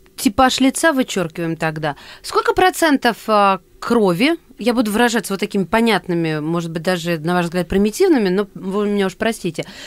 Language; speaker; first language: Russian; native; Russian